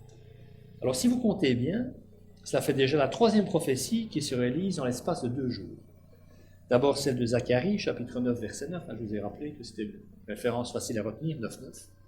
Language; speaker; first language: French; native; French